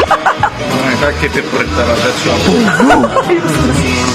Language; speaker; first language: Finnish; native; Finnish